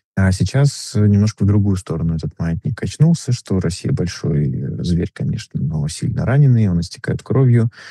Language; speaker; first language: Russian; native; Russian